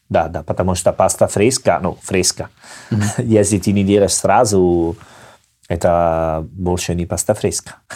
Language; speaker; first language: Russian; non-native, fluent; Italian